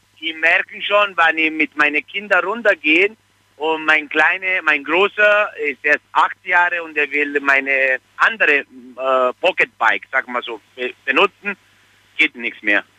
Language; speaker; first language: German; non-native, fluent; Italian